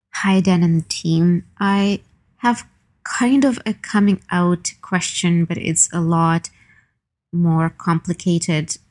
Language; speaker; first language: English; non-native, fluent; Ukrainian